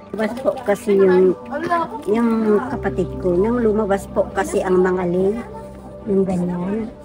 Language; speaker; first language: Filipino; non-native, local second language; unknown